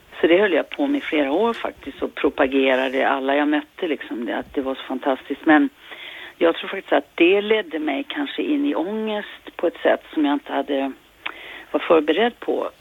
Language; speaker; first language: Swedish; native; Swedish